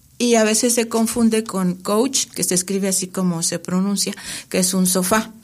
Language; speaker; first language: Spanish; native; Spanish